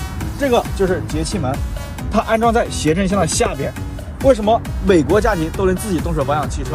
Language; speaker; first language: Chinese; native; Chinese